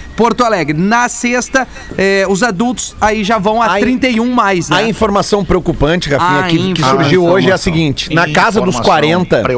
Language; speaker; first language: Portuguese; native; Portuguese